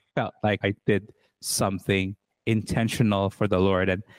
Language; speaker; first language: English; non-native, local second language; Cebuano